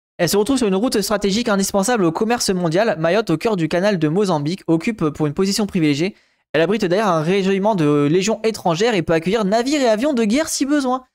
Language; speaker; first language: French; native; French